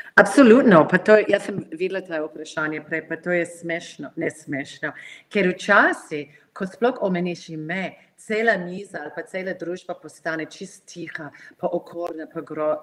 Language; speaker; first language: Slovenian; non-native, fluent; English